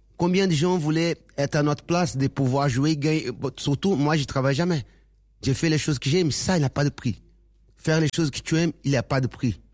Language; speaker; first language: French; non-native, fluent; Portuguese